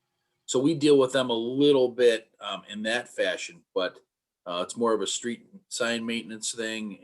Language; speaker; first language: English; native; English